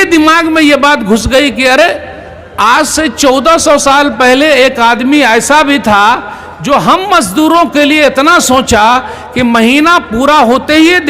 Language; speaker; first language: Hindi; native; Hindi